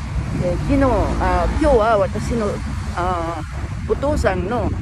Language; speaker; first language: Japanese; non-native, fluent; Filipino